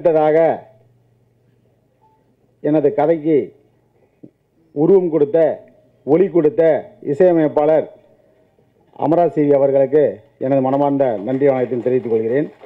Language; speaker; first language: Tamil; native; Tamil